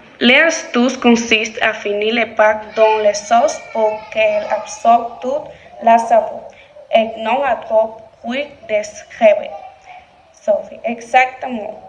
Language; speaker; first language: French; non-native, learner; Spanish